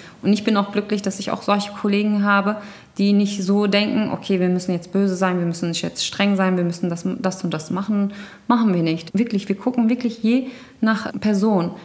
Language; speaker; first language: German; early bilingual, other home language; Turkish